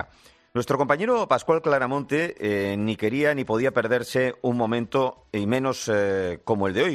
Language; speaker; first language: Spanish; native; Spanish